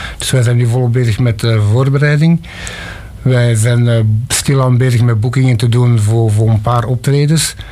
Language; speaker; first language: Dutch; native; Dutch